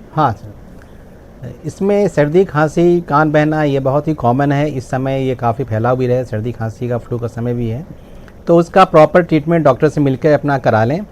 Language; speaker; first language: Hindi; native; Hindi